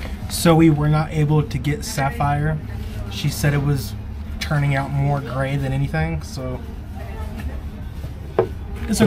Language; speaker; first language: English; native; English